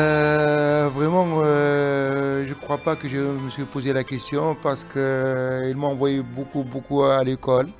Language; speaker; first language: French; non-native, local second language; Arabic